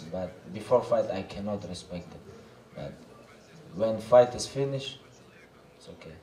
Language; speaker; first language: English; non-native, learner; Russian